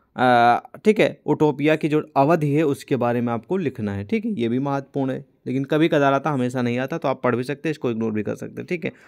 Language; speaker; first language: Hindi; native; Hindi